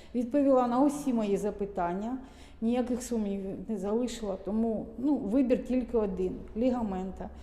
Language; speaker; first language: Ukrainian; native; Ukrainian